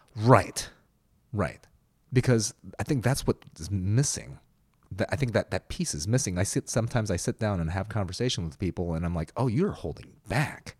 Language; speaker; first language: English; early bilingual, other home language; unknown